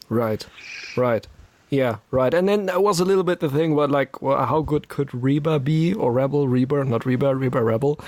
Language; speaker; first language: English; non-native, fluent; German